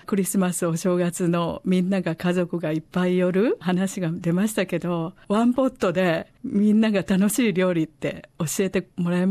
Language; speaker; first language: Japanese; native; Japanese